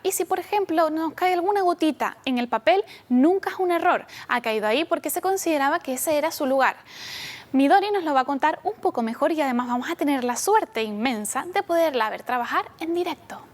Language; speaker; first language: Spanish; native; Spanish